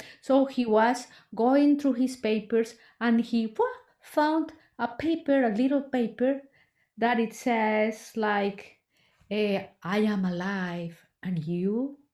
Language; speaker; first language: English; non-native, fluent; Spanish